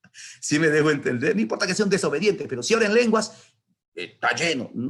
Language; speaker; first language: Spanish; native; Spanish